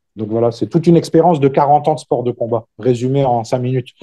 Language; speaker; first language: French; native; French